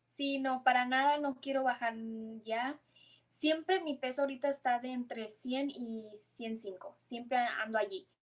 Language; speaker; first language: Spanish; early bilingual, heritage; Spanish